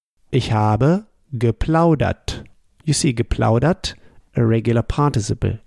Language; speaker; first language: German; native; German